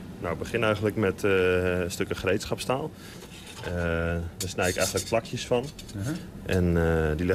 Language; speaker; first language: Dutch; native; Dutch